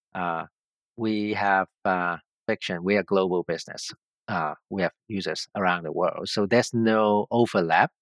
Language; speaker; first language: English; non-native, local second language; Cantonese